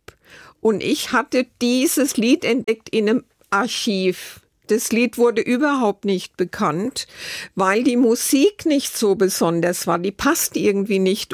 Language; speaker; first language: German; native; German